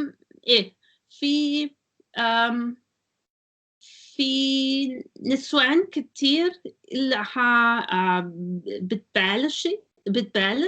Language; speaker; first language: Arabic; non-native, learner; German